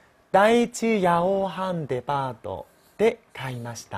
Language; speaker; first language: Japanese; non-native, fluent; Chinese